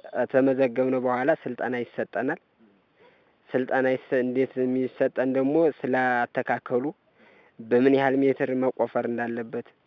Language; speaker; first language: Amharic; native; Amharic